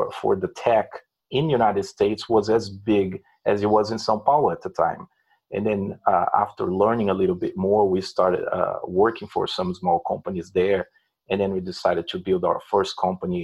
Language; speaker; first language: English; non-native, fluent; Portuguese